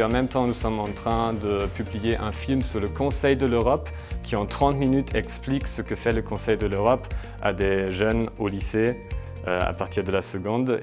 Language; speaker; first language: French; native; French